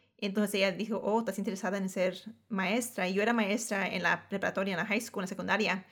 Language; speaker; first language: Spanish; early bilingual, heritage; Spanish